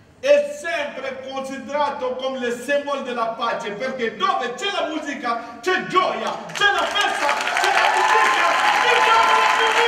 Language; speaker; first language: Italian; non-native, learner; Bambara